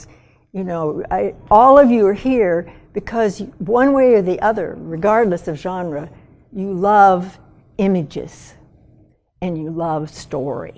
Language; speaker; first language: English; native; English